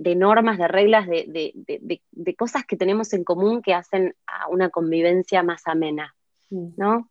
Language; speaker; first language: Spanish; native; Spanish